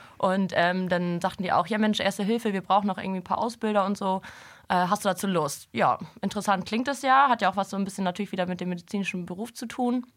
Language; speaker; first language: German; native; German